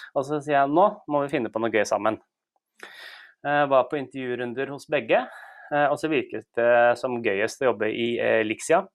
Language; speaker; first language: Norwegian; native; Norwegian